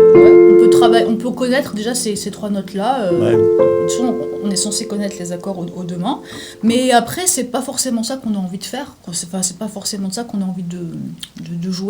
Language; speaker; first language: French; native; French